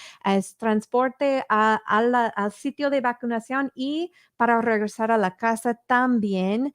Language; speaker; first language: Spanish; early bilingual, heritage; English